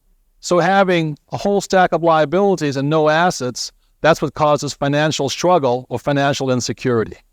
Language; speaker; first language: English; native; English